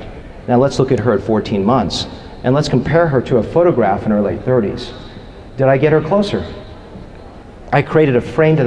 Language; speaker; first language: English; native; English